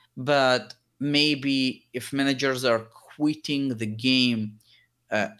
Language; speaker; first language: English; early bilingual, other home language; Hebrew